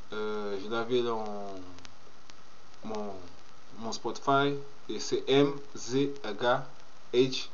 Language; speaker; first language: French; non-native, learner; Portuguese